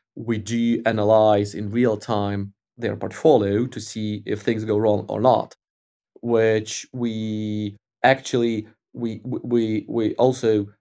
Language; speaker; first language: English; non-native, fluent; Ukrainian